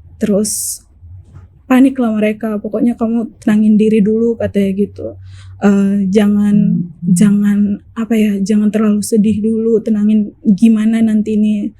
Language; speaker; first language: Indonesian; native; Indonesian